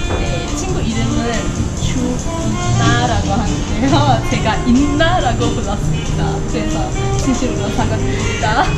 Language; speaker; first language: Korean; non-native, fluent; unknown